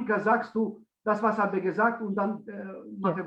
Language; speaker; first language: German; non-native, fluent; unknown